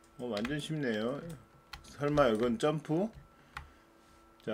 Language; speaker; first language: Korean; native; Korean